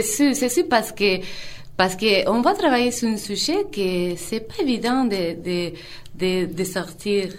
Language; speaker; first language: French; non-native, fluent; Spanish